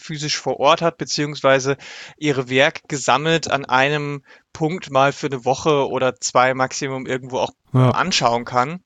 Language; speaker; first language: German; native; German